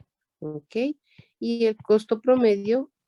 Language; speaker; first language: Spanish; native; Spanish